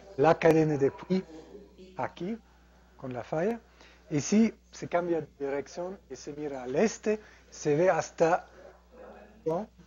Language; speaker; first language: Spanish; non-native, fluent; English